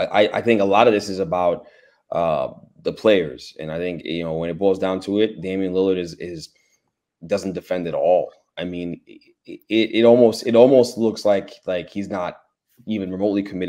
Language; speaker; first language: English; native; English